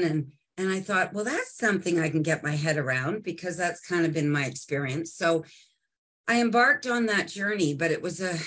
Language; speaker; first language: English; native; English